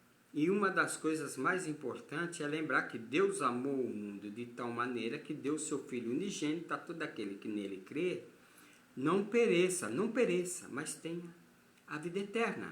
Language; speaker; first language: Portuguese; native; Portuguese